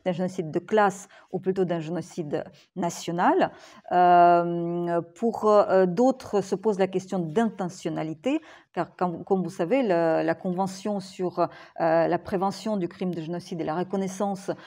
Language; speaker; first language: French; non-native, fluent; Ukrainian